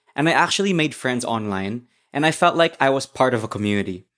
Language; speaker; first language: English; non-native, local second language; Filipino